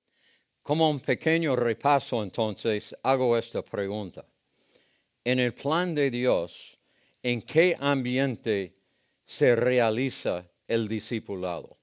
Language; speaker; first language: Spanish; non-native, fluent; English